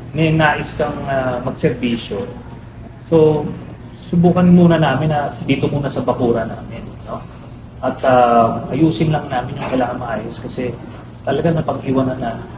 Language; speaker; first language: Filipino; native; Filipino